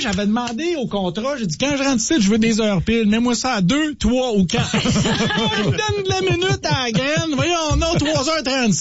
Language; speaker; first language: French; native; French